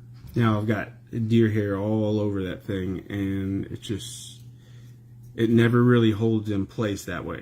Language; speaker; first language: English; native; English